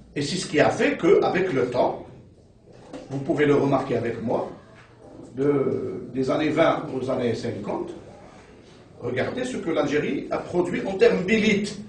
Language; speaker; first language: French; non-native, local second language; Arabic